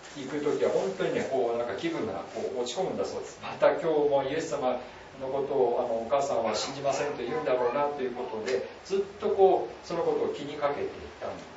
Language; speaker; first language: Japanese; native; Japanese